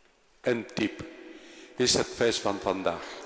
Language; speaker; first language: Dutch; non-native, fluent; Spanish